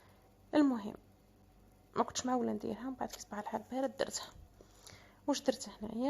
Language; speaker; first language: Arabic; native; Arabic